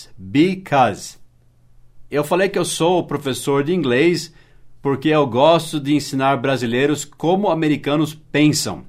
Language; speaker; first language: Portuguese; early bilingual, other home language; English